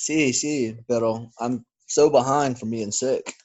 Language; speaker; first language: Spanish; non-native, learner; English